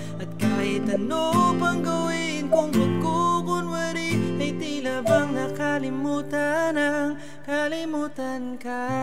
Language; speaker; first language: Filipino; native; Filipino